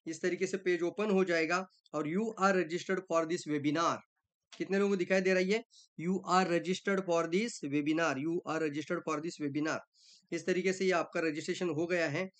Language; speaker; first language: Hindi; non-native, local second language; Marathi